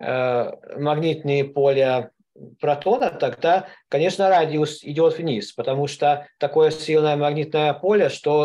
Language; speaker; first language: Russian; non-native, learner; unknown